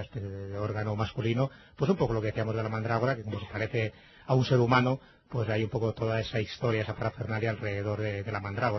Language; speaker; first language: Spanish; native; Spanish